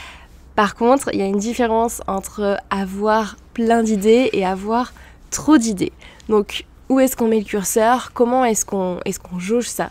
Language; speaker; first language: French; native; French